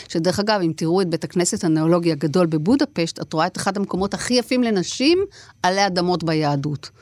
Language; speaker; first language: Hebrew; native; Hebrew